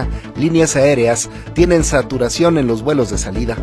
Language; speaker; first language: Spanish; native; Spanish